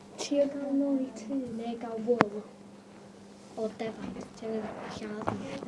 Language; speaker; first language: Welsh; non-native, local second language; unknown